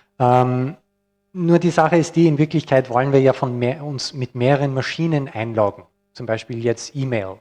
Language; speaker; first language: German; non-native, fluent; English